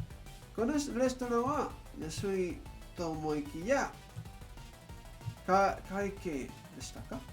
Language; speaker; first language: Japanese; non-native, learner; English